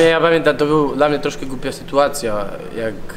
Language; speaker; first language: Polish; non-native, learner; Spanish